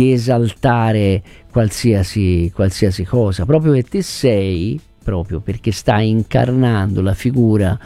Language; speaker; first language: Italian; native; Italian